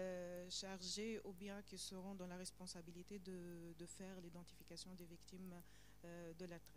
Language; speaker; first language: French; non-native, local second language; Arabic